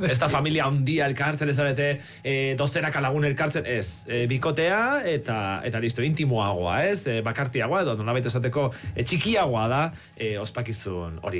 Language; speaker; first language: Basque; native; Basque